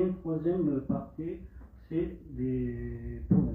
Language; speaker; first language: French; non-native, local second language; Kabyle